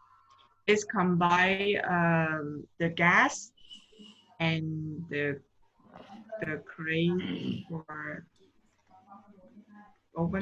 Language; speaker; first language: English; non-native, learner; Vietnamese